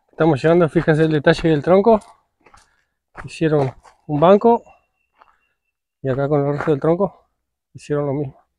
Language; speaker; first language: Spanish; native; Spanish